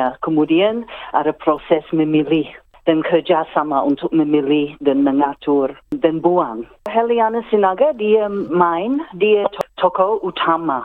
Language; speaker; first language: Indonesian; non-native, fluent; English